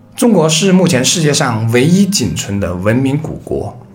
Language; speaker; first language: Chinese; native; Chinese